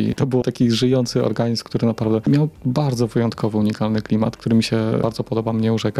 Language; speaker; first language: Polish; native; Polish